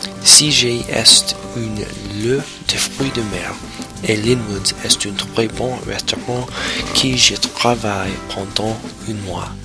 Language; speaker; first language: French; non-native, learner; English